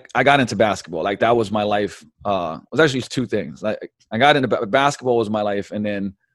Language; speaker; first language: English; early bilingual, other home language; Slovenian